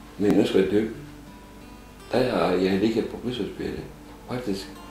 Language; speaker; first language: Danish; non-native, learner; Turkish